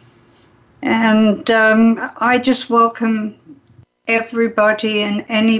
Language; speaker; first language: English; native; English